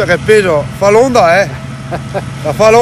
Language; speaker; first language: Italian; native; Italian